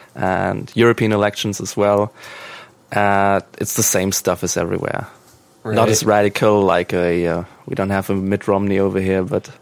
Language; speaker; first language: English; non-native, fluent; German